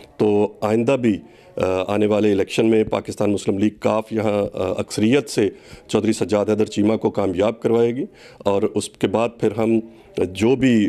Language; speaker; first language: Urdu; non-native, local second language; Punjabi